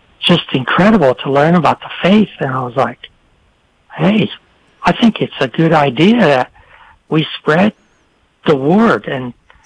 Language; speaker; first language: English; non-native, local second language; French